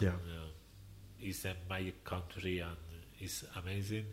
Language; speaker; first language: English; non-native, learner; Spanish